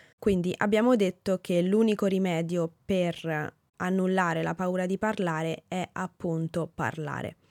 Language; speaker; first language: Italian; native; Italian